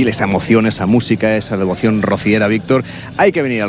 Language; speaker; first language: Spanish; native; Spanish